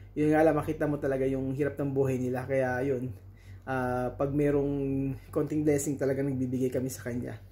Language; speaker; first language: Filipino; native; Filipino